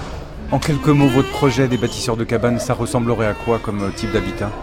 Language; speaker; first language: French; native; French